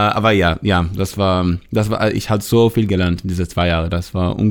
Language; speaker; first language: German; non-native, learner; Hebrew